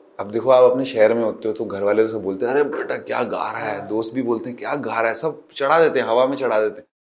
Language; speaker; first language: Hindi; native; Hindi